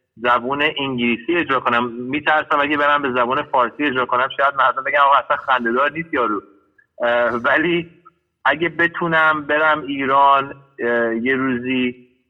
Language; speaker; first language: Persian; early bilingual, heritage; Persian